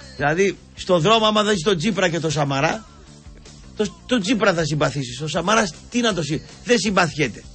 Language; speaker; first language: Greek; native; Greek